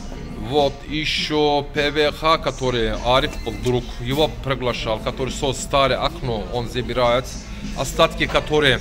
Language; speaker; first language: Russian; non-native, learner; Turkish